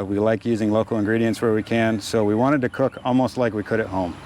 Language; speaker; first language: English; native; English